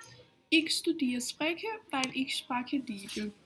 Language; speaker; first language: German; non-native, learner; Danish